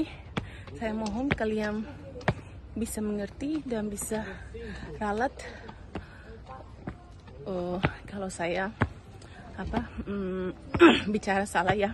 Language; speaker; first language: Indonesian; non-native, local second language; Tetum